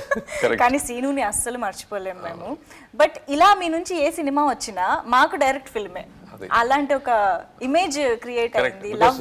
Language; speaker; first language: Telugu; native; Telugu